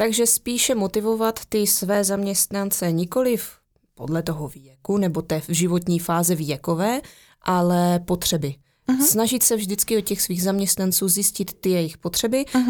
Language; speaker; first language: Czech; native; Czech